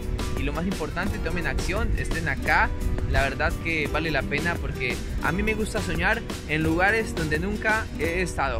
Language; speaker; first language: Spanish; native; Spanish